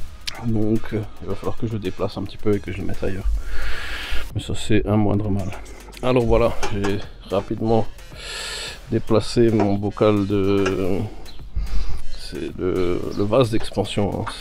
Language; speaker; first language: French; native; French